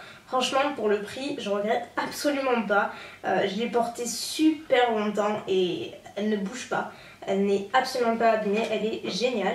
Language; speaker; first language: French; native; French